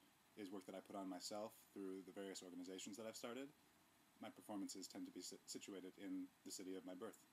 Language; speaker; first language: English; native; English